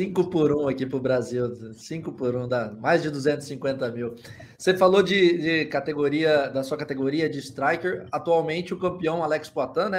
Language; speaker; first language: Portuguese; native; Portuguese